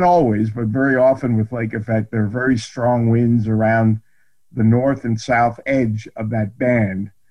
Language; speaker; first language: English; native; English